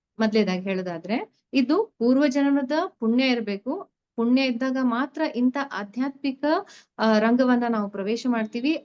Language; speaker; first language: Kannada; native; Kannada